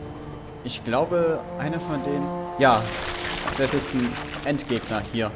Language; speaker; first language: German; native; German